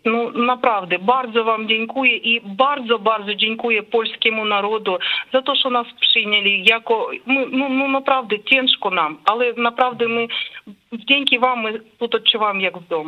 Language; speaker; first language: Polish; non-native, learner; Ukrainian